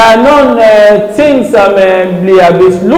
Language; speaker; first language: Swedish; non-native, learner; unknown